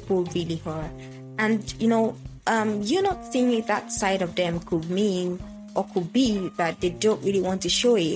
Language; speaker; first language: English; non-native, local second language; Yoruba